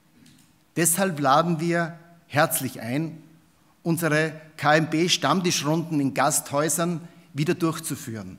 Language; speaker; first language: German; native; German